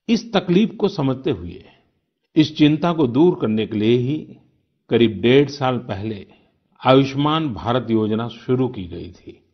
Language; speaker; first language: Hindi; non-native, local second language; Gujarati